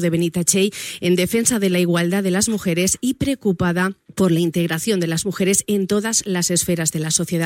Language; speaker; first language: Spanish; native; Spanish